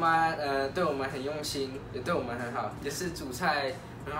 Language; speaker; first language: Chinese; early bilingual, other home language; Indonesian